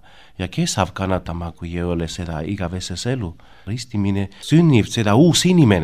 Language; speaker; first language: Estonian; non-native, learner; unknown